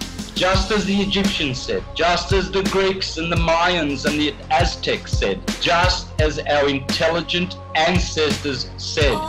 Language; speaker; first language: English; native; English